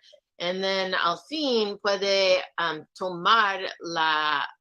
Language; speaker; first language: Spanish; non-native, learner; English